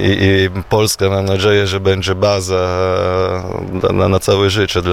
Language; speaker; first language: Polish; non-native, fluent; Italian